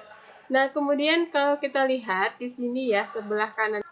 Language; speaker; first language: Indonesian; native; Indonesian